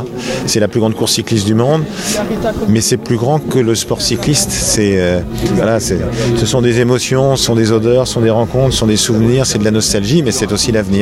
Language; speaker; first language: French; native; French